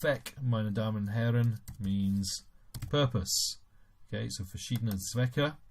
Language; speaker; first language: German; non-native, fluent; English